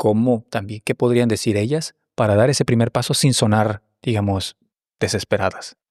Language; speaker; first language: Spanish; native; Spanish